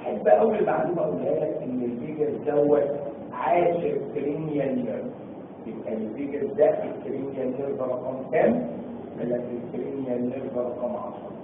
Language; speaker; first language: Arabic; native; Arabic